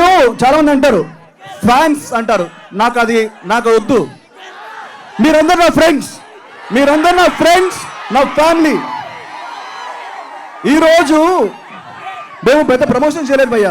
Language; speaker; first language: Telugu; native; Telugu